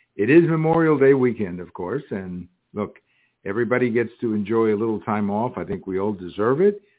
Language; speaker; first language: English; early bilingual, other home language; Spanish